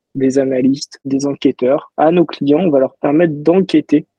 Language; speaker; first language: French; native; French